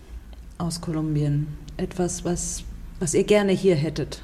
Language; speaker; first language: German; native; German